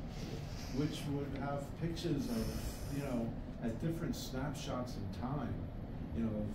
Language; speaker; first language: English; native; English